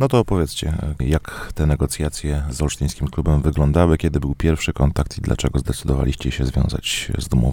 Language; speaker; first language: Polish; native; Polish